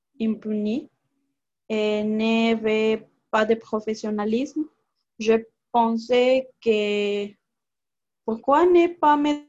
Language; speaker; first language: French; non-native, learner; Spanish